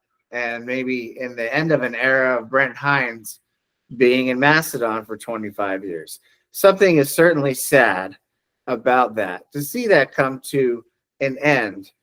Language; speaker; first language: English; native; English